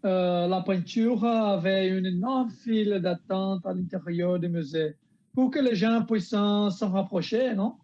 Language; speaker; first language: French; non-native, learner; Portuguese